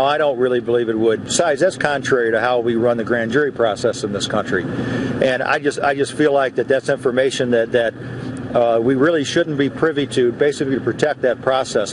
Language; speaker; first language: English; native; English